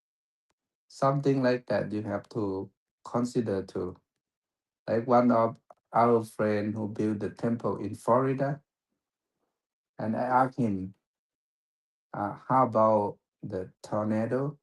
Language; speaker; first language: English; non-native, fluent; Thai